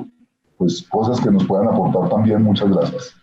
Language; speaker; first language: Spanish; native; Spanish